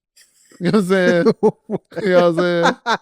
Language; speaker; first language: English; native; English